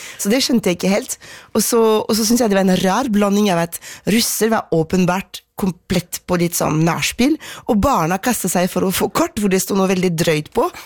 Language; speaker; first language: Norwegian; non-native, fluent; French